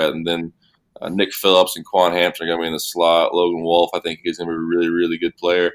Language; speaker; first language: English; native; English